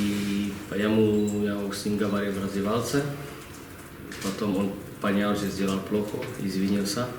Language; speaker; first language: Russian; non-native, learner; Czech